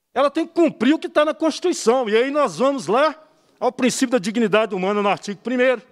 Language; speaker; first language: Portuguese; native; Portuguese